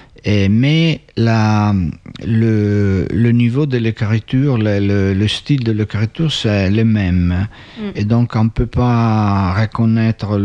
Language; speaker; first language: French; non-native, learner; Italian